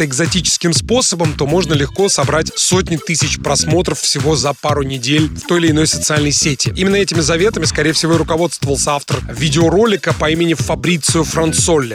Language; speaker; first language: Russian; native; Russian